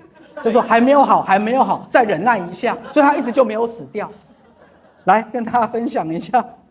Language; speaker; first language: Chinese; native; Chinese